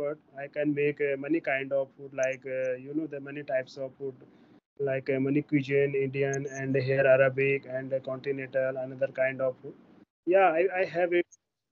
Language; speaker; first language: English; non-native, learner; Hindi